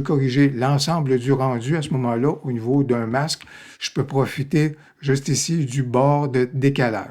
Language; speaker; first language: French; native; French